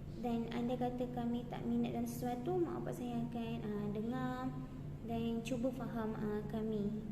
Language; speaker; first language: Malay; native; Malay